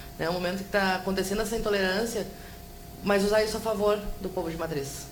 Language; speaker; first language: Portuguese; native; Portuguese